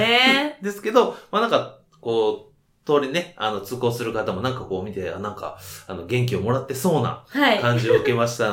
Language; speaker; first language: Japanese; native; Japanese